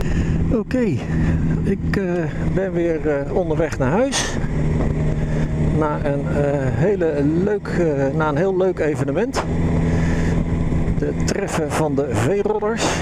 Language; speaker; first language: Dutch; native; Dutch